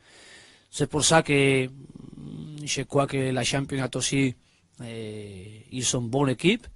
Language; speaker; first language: French; non-native, learner; Spanish